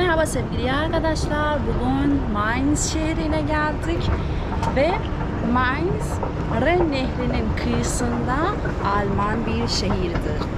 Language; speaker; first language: Turkish; non-native, fluent; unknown